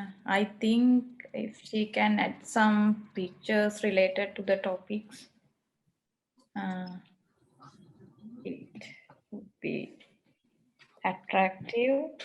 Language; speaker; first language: English; non-native, learner; Sinhala